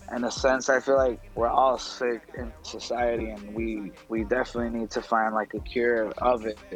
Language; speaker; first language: English; non-native, fluent; Spanish